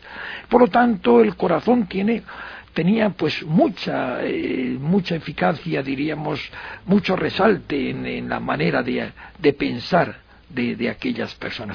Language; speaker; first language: Spanish; native; Spanish